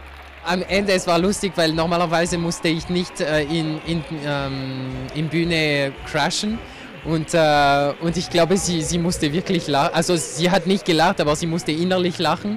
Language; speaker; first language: German; non-native, local second language; French